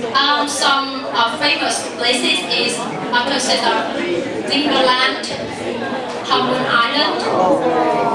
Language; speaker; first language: English; non-native, learner; Vietnamese